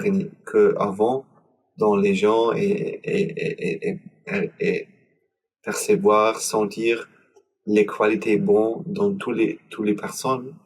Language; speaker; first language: French; non-native, learner; German